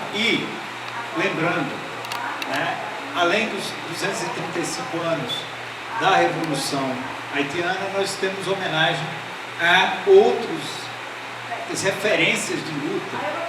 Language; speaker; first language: Portuguese; native; Portuguese